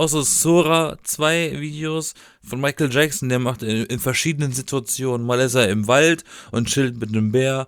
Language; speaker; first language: German; native; German